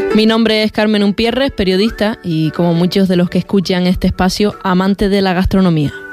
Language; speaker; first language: Spanish; native; Spanish